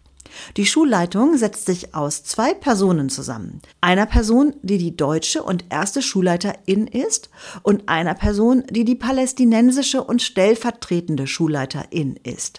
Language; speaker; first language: German; native; German